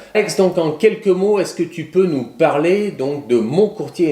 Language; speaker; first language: French; native; French